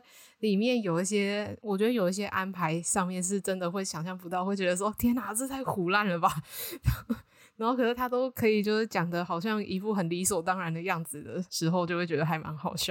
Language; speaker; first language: Chinese; native; Chinese